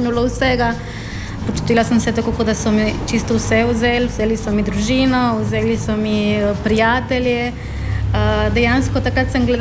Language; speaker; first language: Slovenian; non-native, fluent; Spanish